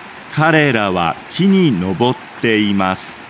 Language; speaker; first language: Japanese; non-native, learner; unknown